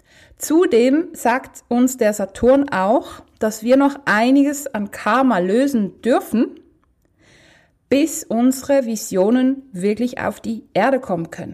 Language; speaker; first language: German; native; German